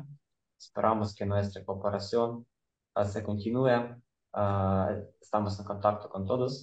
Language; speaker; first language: Spanish; non-native, fluent; Ukrainian